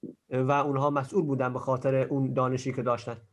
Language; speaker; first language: Persian; native; Persian